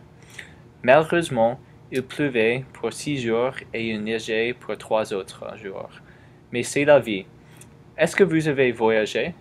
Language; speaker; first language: French; non-native, learner; English